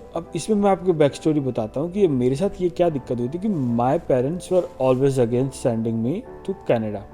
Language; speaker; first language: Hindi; native; Hindi